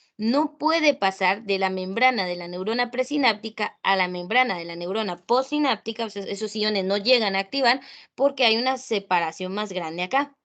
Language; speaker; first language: Spanish; native; Spanish